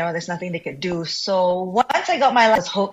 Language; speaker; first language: English; non-native, local second language; Malay